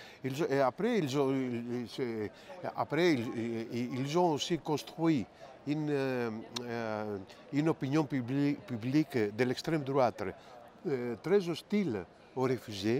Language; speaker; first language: French; non-native, fluent; Greek